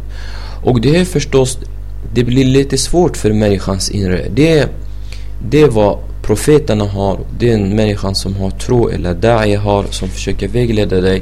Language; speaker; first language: Swedish; non-native, fluent; Arabic